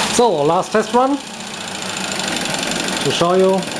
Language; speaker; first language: English; non-native, fluent; German